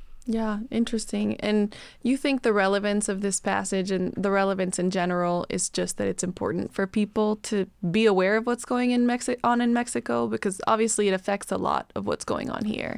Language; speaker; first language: English; native; English